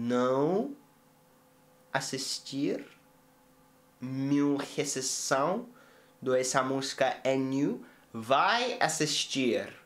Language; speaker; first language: Portuguese; non-native, learner; English